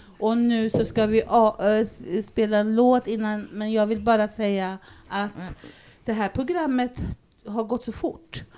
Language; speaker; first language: Swedish; early bilingual, other home language; Spanish